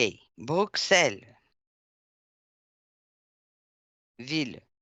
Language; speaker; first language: French; non-native, fluent; Portuguese